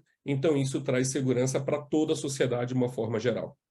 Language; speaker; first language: Portuguese; native; Portuguese